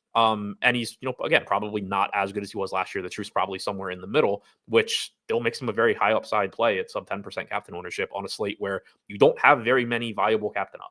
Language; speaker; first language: English; native; English